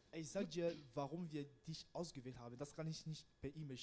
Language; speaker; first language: German; non-native, learner; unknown